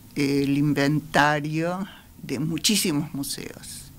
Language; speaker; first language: Spanish; native; Spanish